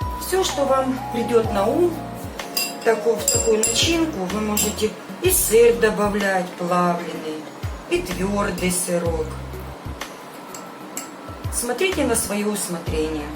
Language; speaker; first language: Russian; non-native, local second language; Ukrainian